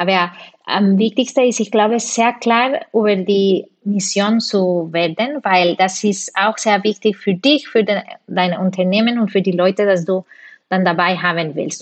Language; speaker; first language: German; non-native, fluent; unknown